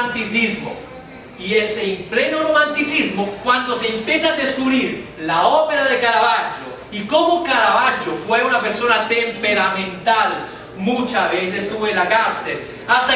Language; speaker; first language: Spanish; non-native, fluent; Italian